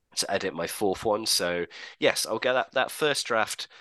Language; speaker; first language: English; native; English